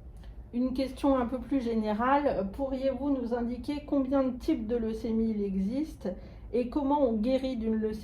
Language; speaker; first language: French; native; French